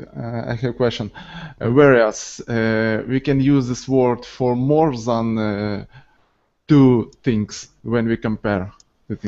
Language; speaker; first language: English; non-native, learner; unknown